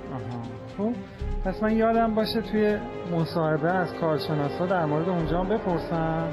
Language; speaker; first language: Persian; native; Persian